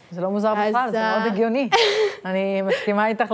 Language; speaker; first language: Hebrew; native; Hebrew